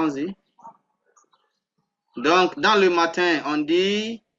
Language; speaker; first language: French; non-native, fluent; Akan